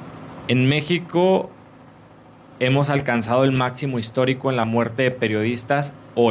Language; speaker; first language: Spanish; native; Spanish